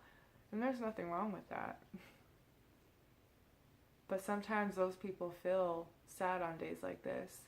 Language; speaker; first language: English; native; English